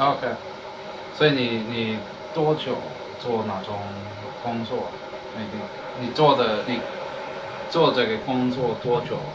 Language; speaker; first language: Chinese; non-native, learner; English